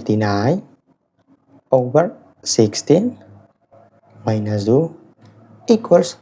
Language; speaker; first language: English; non-native, fluent; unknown